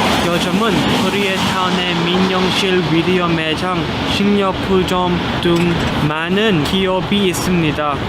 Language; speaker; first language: Korean; early bilingual, other home language; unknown